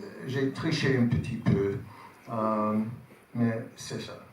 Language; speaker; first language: French; non-native, learner; English